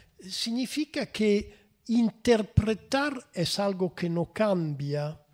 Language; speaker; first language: Italian; native; Italian